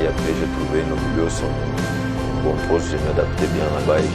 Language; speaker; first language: French; non-native, fluent; Portuguese